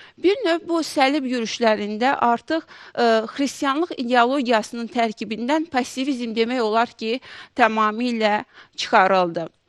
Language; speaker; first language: Azerbaijani; native; Azerbaijani